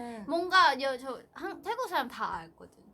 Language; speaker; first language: Korean; non-native, fluent; Thai